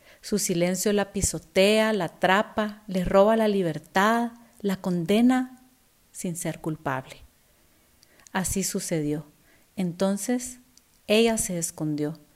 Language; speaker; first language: Spanish; native; Spanish